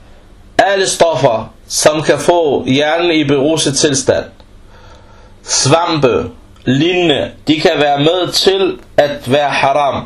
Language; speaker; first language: Danish; non-native, fluent; Arabic